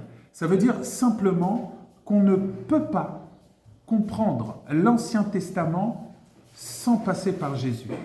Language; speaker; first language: French; native; French